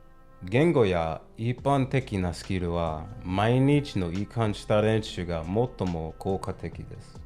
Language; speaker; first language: Japanese; non-native, learner; English